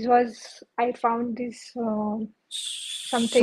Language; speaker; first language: English; non-native, local second language; Gujarati